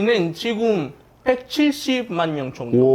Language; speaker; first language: Korean; non-native, fluent; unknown